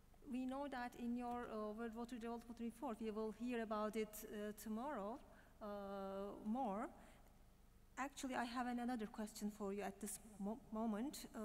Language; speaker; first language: English; non-native, fluent; Turkish